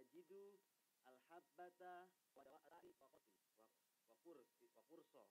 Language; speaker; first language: Arabic; non-native, learner; Indonesian